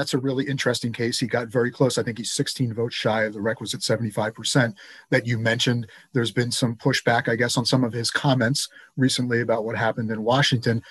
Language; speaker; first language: English; native; English